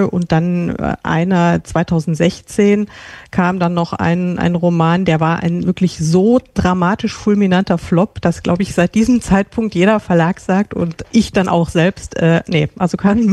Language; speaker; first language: German; native; German